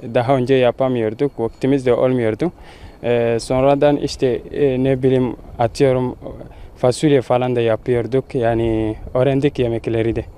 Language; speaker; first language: Turkish; non-native, fluent; Arabic